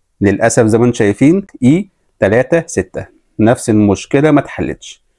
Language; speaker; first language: Arabic; native; Arabic